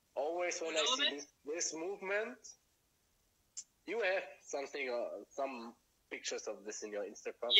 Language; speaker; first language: English; non-native, fluent; German